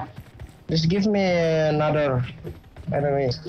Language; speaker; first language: English; non-native, learner; Indonesian